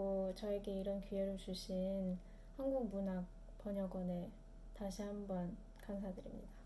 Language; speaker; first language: Korean; early bilingual, heritage; Korean